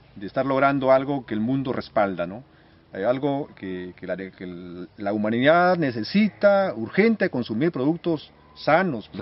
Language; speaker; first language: Spanish; native; Spanish